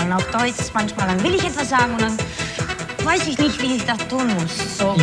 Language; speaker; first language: German; non-native, learner; Dutch